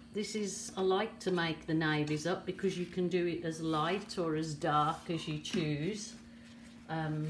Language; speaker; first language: English; native; English